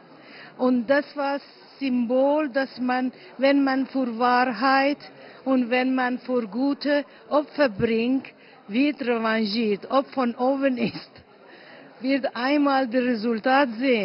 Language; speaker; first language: German; non-native, fluent; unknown